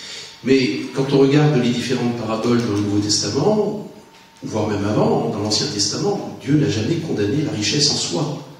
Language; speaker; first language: French; native; French